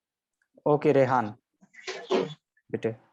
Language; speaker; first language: German; non-native, fluent; Hindi